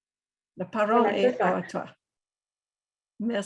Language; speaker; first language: French; non-native, fluent; English